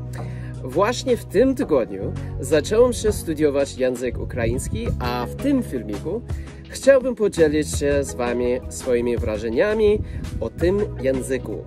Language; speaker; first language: Polish; non-native, fluent; English